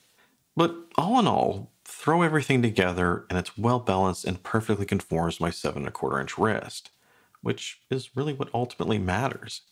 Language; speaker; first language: English; native; English